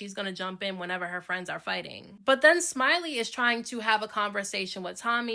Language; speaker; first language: English; native; English